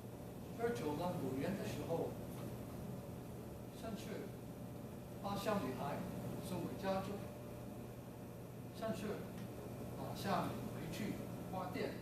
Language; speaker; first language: Chinese; native; Chinese